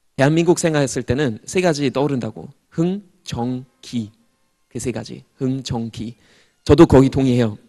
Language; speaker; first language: Korean; non-native, fluent; German